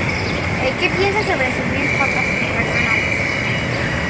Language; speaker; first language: Spanish; native; Spanish